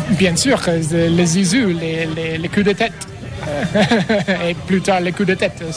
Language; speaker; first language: French; non-native, learner; English